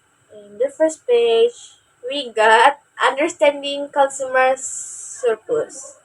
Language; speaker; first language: English; non-native, learner; Indonesian